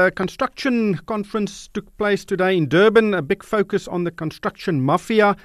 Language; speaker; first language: English; non-native, local second language; Afrikaans